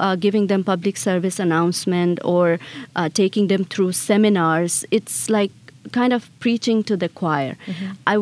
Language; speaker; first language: English; non-native, local second language; Khowar